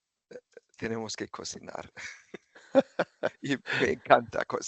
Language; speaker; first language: Spanish; non-native, fluent; German